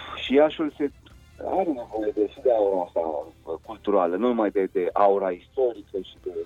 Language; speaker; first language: Romanian; native; Romanian